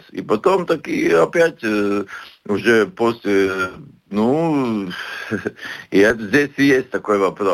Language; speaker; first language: Russian; non-native, local second language; Latvian